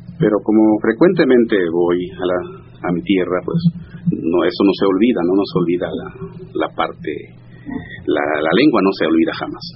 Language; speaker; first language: Spanish; non-native, local second language; Zapotec